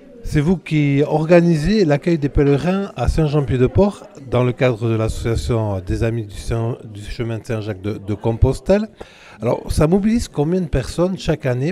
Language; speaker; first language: French; native; French